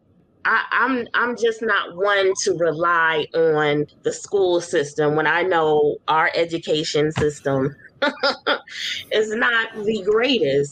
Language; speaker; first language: English; native; English